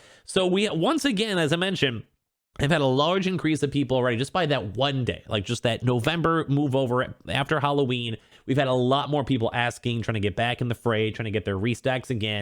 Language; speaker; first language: English; native; English